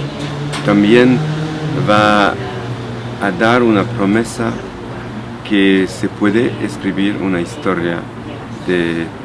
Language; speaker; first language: Spanish; non-native, fluent; French